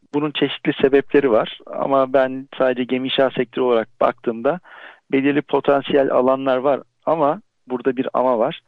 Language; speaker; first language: Turkish; native; Turkish